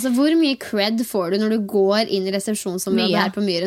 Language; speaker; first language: Norwegian; native; Norwegian